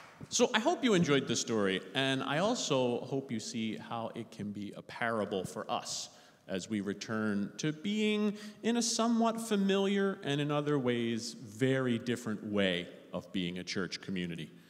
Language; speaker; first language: English; native; English